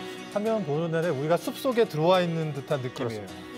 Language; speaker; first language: Korean; native; Korean